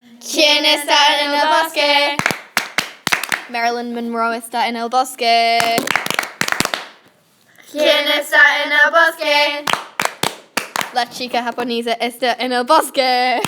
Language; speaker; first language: Spanish; non-native, learner; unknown